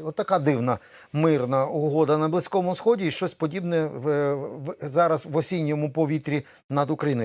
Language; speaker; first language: Ukrainian; native; Ukrainian